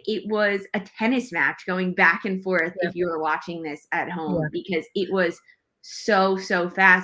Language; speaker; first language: English; native; English